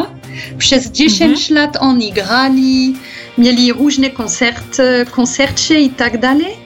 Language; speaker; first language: Polish; non-native, fluent; French